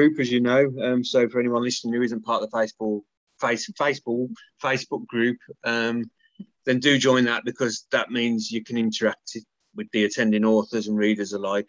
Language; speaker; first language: English; native; English